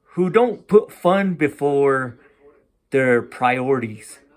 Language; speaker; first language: English; native; English